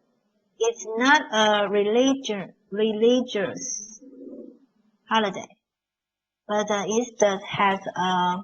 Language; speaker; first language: English; non-native, learner; Chinese